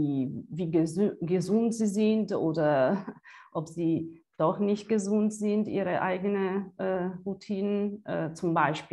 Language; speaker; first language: German; non-native, fluent; Italian